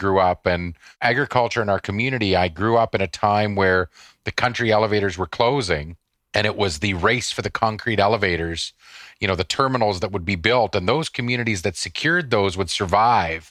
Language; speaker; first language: English; native; English